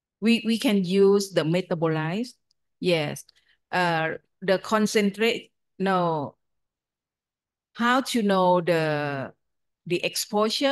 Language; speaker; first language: English; non-native, fluent; Thai